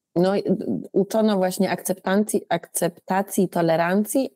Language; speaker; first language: Polish; early bilingual, heritage; Polish